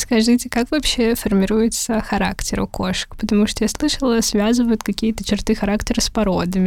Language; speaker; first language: Russian; native; Russian